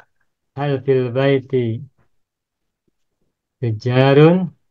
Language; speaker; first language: Arabic; non-native, fluent; Indonesian